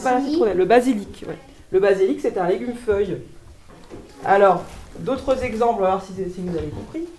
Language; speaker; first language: French; native; French